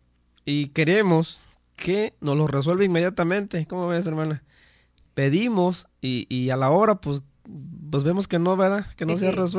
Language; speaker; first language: Spanish; native; Spanish